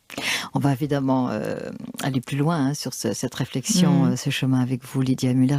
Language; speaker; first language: French; native; French